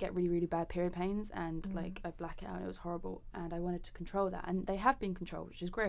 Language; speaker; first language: English; native; English